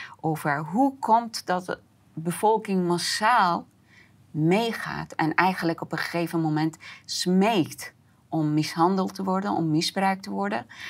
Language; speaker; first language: Dutch; non-native, fluent; Persian